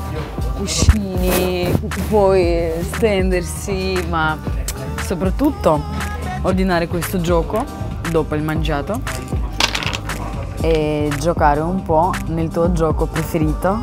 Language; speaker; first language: Italian; non-native, fluent; Russian